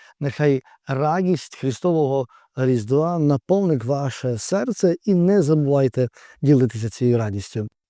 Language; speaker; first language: Ukrainian; native; Ukrainian